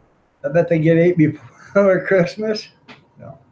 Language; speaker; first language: English; native; English